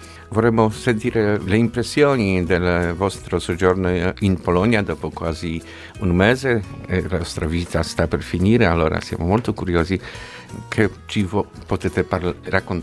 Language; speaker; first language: Italian; non-native, fluent; Polish